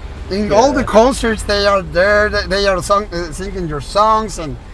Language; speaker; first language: English; non-native, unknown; Spanish